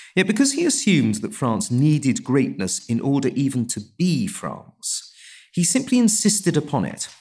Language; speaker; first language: English; native; English